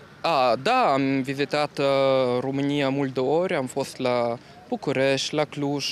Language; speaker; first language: Romanian; non-native, learner; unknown